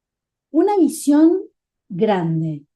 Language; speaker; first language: Spanish; native; Spanish